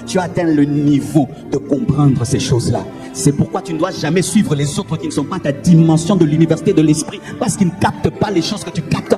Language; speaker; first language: French; non-native, local second language; Lingala